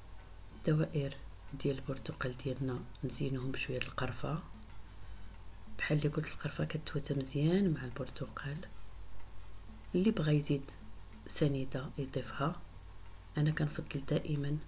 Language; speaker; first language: Arabic; native; Arabic